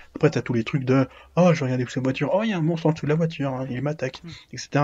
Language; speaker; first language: French; native; French